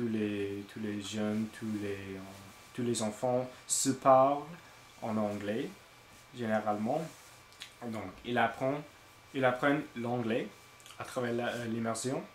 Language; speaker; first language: French; non-native, learner; English